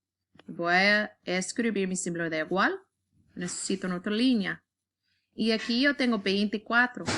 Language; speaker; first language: Spanish; non-native, learner; English